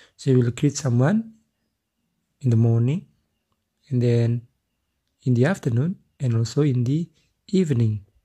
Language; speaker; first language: English; non-native, fluent; Indonesian